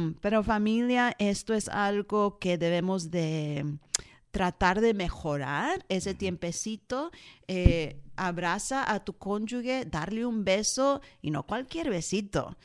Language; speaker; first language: Spanish; early bilingual, heritage; Spanish